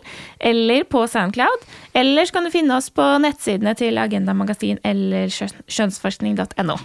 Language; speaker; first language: Norwegian; native; Norwegian